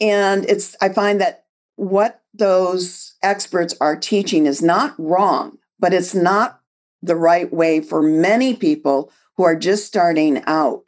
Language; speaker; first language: English; native; English